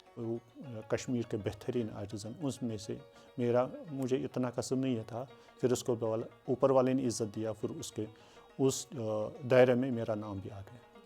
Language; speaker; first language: Urdu; non-native, local second language; Kashmiri